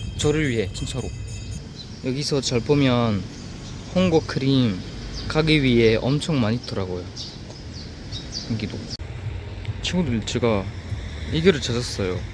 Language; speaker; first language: Korean; non-native, learner; French